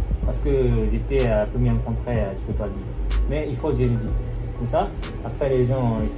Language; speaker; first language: French; non-native, learner; Japanese